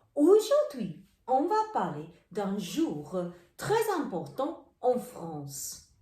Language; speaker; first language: French; non-native, fluent; English